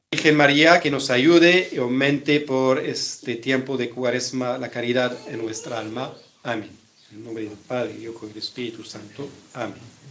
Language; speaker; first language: Spanish; non-native, fluent; French